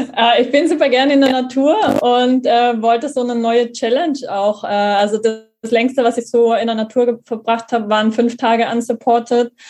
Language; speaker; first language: German; native; German